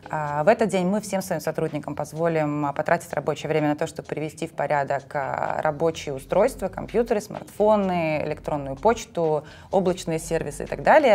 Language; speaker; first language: Russian; native; Russian